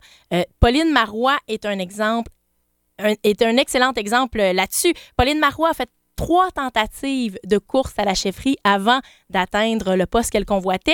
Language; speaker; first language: French; native; French